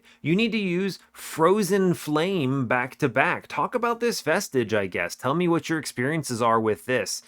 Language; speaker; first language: English; native; English